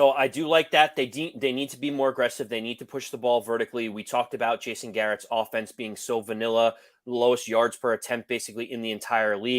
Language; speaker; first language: English; native; English